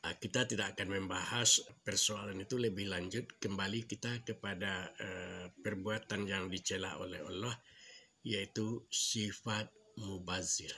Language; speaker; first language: Indonesian; non-native, local second language; Minangkabau